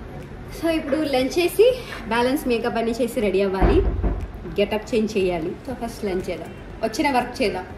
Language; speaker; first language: Telugu; non-native, local second language; Malayalam